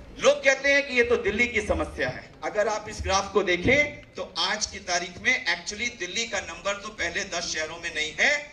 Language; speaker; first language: Hindi; native; Hindi